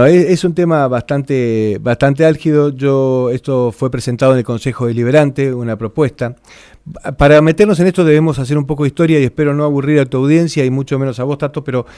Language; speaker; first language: Spanish; native; Spanish